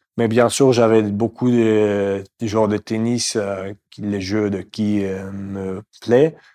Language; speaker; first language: French; non-native, fluent; Russian